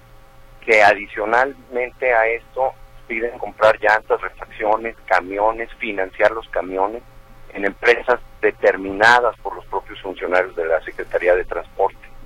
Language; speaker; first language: Spanish; native; Spanish